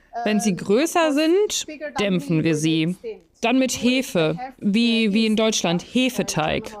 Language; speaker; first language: German; non-native, fluent; Chinese